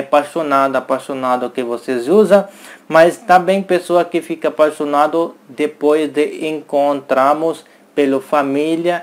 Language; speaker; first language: Portuguese; non-native, learner; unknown